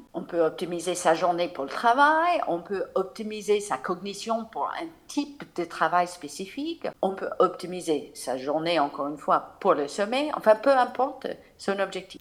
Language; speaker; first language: French; non-native, fluent; English